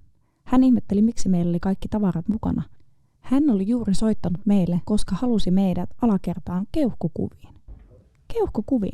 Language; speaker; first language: Finnish; native; Finnish